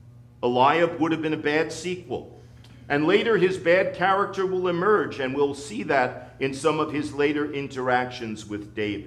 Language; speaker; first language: English; native; English